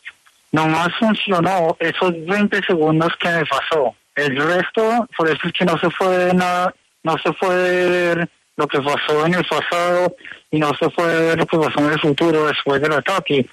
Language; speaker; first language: Spanish; early bilingual, heritage; Spanish